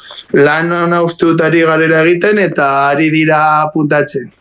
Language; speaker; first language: Basque; non-native, local second language; Spanish